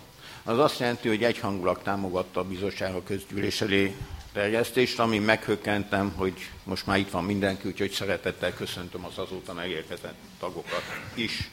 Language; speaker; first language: Hungarian; native; Hungarian